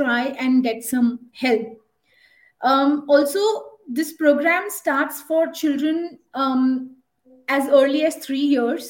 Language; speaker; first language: English; non-native, local second language; Hindi